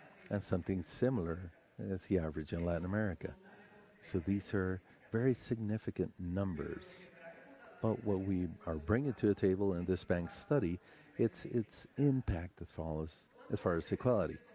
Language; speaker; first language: English; non-native, fluent; Spanish